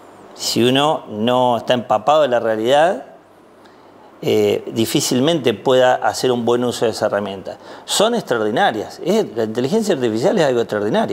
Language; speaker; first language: Spanish; native; Spanish